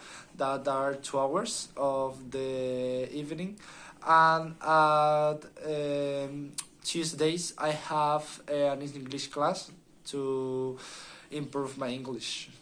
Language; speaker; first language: English; non-native, learner; Spanish